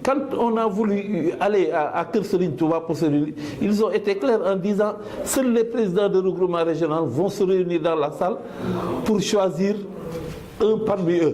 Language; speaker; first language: French; non-native, local second language; Wolof